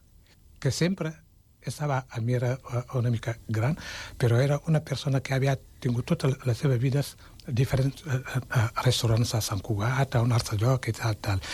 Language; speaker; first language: Catalan; non-native, fluent; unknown